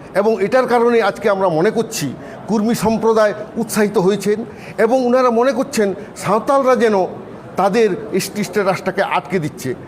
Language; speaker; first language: Bangla; non-native, local second language; Santali